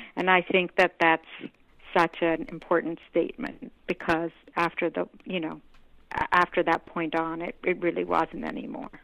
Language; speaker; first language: English; non-native, local second language; Hindi